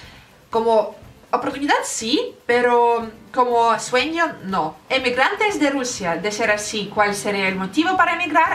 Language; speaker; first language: Spanish; non-native, learner; Russian